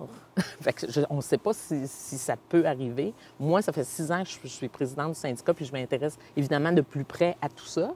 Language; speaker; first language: French; native; French